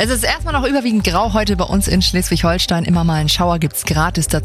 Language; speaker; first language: German; native; German